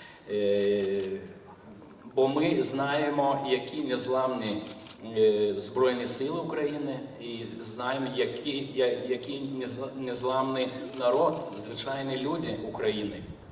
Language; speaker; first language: Ukrainian; non-native, learner; Lithuanian